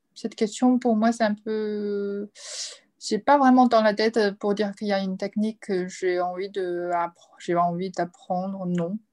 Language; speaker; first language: French; non-native, fluent; Chinese